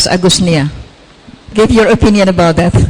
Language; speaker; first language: English; non-native, fluent; Indonesian